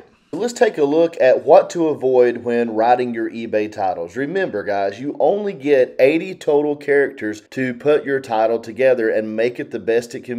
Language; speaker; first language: English; native; English